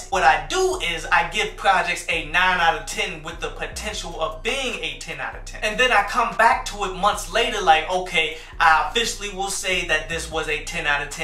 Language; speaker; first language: English; native; English